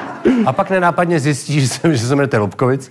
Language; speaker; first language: Czech; native; Czech